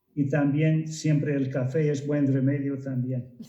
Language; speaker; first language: Spanish; non-native, fluent; English